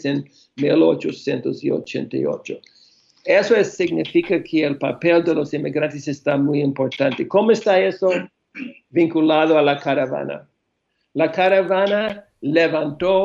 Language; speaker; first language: Spanish; non-native, fluent; English